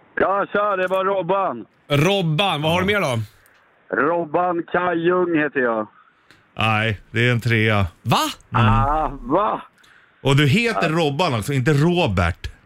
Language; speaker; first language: Swedish; native; Swedish